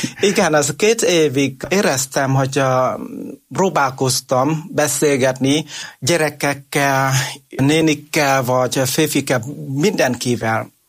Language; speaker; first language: Hungarian; non-native, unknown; Vietnamese